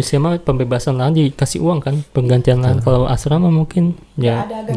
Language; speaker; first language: Indonesian; native; Indonesian